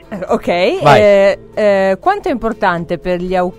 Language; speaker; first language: Italian; native; Italian